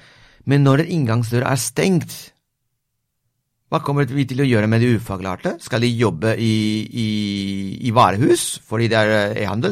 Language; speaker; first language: Norwegian; non-native, fluent; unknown